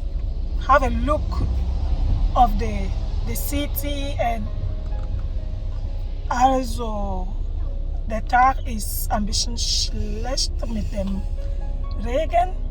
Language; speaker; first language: German; non-native, learner; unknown